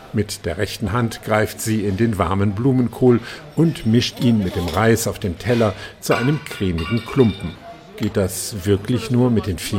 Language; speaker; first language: German; native; German